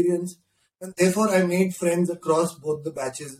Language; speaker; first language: English; non-native, local second language; Hindi